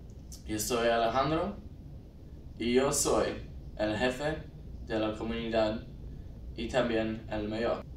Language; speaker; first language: Spanish; non-native, learner; English